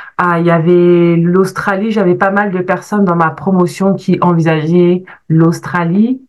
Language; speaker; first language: French; native; French